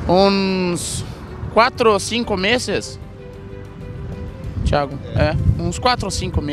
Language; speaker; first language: Spanish; non-native, learner; Portuguese